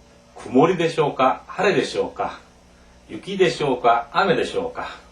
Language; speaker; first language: Japanese; non-native, fluent; Korean